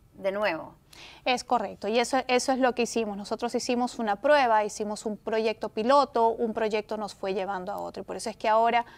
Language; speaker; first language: Spanish; native; Spanish